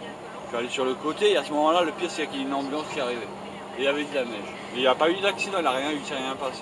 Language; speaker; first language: French; native; French